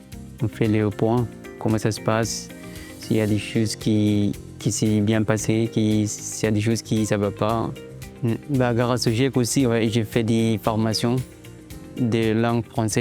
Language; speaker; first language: French; non-native, learner; Arabic